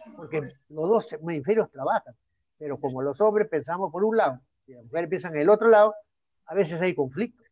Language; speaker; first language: Spanish; native; Spanish